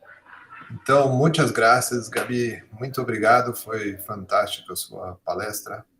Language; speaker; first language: Portuguese; non-native, fluent; Spanish